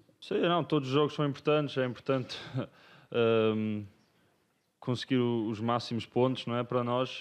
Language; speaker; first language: Portuguese; early bilingual, other home language; English